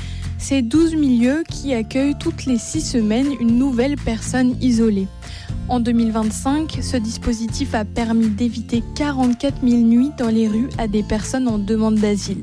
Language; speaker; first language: French; native; French